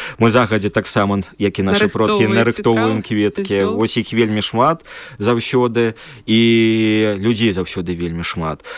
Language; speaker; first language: Belarusian; native; Belarusian